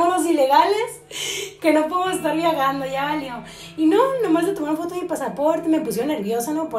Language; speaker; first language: Spanish; native; Spanish